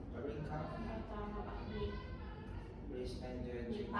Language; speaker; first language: English; non-native, learner; Indonesian